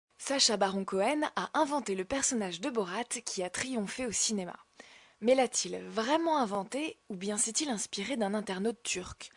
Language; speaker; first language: French; native; French